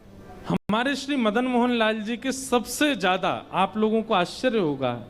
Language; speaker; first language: Hindi; native; Hindi